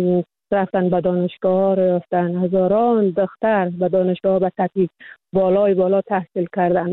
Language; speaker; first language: Persian; native; Persian